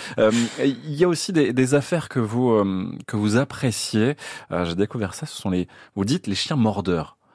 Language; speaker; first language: French; native; French